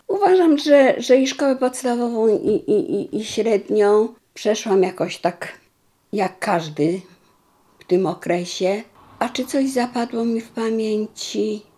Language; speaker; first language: Polish; native; Polish